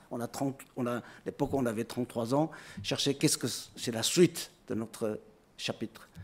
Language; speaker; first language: French; non-native, fluent; Chinese